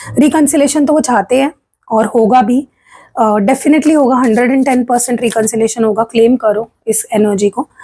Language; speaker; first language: Hindi; non-native, local second language; Marathi